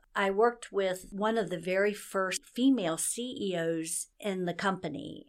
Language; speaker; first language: English; native; English